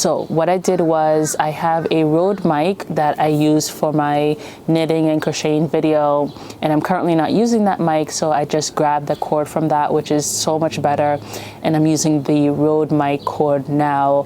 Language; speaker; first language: English; native; English